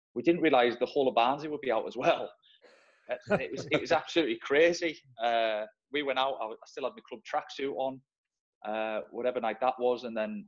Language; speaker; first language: English; native; English